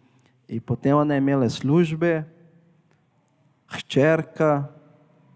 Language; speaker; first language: Slovenian; non-native, fluent; Portuguese